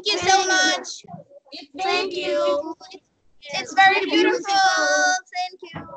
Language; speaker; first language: English; non-native, learner; Russian